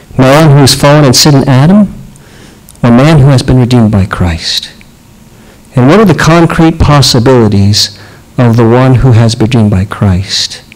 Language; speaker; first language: English; native; English